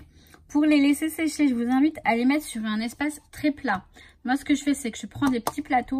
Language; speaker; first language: French; native; French